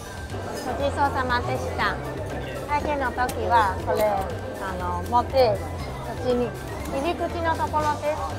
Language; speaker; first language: Japanese; non-native, fluent; Chinese